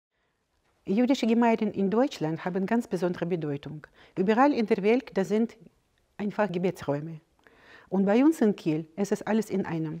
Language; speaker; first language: German; non-native, fluent; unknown